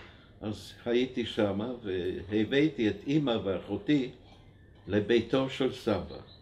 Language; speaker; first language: Hebrew; non-native, fluent; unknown